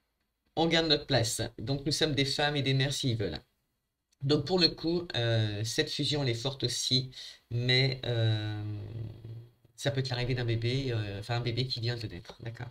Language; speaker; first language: French; native; French